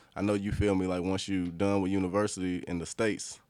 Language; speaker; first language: English; native; English